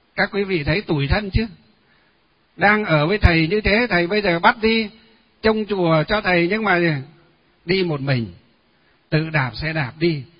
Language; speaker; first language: Vietnamese; non-native, local second language; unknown